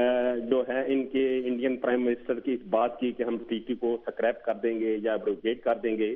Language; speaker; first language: Urdu; native; Urdu